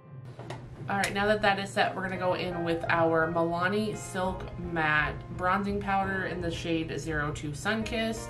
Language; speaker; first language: English; native; English